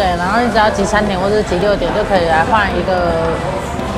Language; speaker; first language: Chinese; native; Chinese